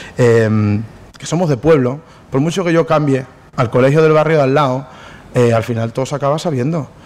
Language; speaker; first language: Spanish; native; Spanish